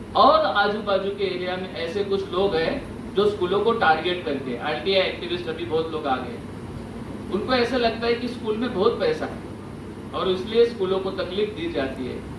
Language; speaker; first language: Hindi; non-native, local second language; Marathi